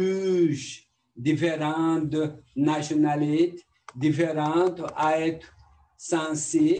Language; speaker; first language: French; non-native, learner; Tibetan